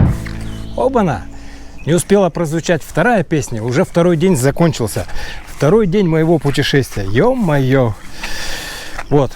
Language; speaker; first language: Russian; native; Russian